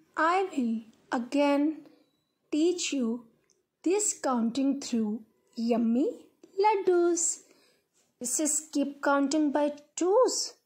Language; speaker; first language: English; non-native, local second language; Hindi